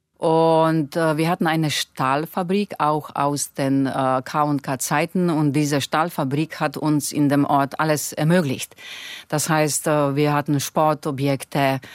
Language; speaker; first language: German; non-native, fluent; Slovenian